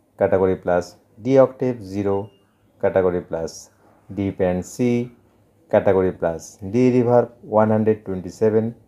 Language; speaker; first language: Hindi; non-native, local second language; Bangla